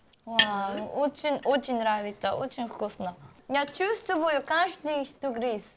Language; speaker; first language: Russian; non-native, fluent; Korean